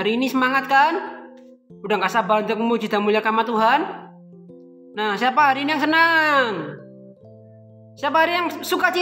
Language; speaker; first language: Indonesian; native; Indonesian